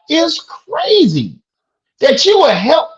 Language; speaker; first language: English; native; English